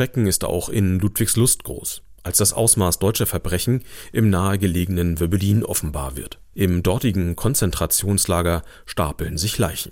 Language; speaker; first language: German; native; German